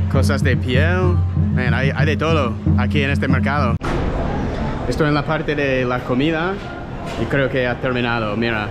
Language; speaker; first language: Spanish; non-native, fluent; English